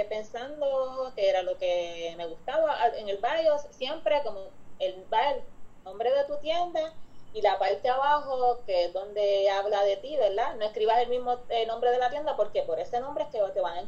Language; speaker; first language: Spanish; native; Spanish